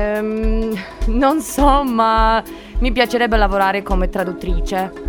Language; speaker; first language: Italian; non-native, fluent; Russian